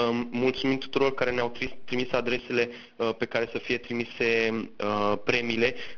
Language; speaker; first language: Romanian; native; Romanian